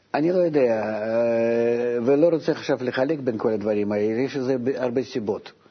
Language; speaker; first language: Hebrew; non-native, fluent; Russian